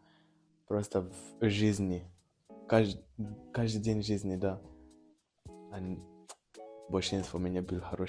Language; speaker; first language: Russian; non-native, learner; Nyanja